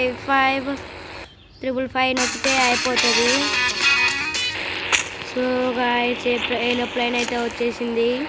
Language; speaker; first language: Telugu; native; Telugu